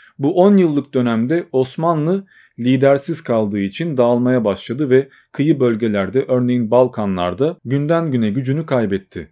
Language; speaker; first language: Turkish; native; Turkish